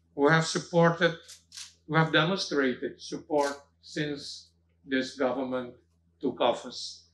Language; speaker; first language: English; non-native, fluent; Dutch